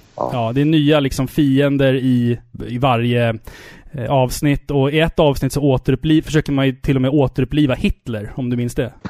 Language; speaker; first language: Swedish; native; Swedish